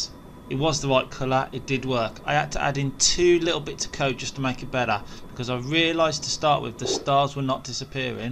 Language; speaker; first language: English; native; English